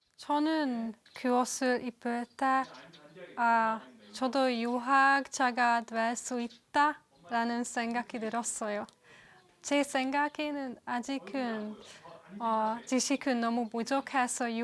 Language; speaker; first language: Korean; non-native, fluent; Hungarian